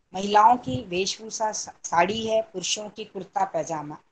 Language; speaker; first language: Hindi; native; Hindi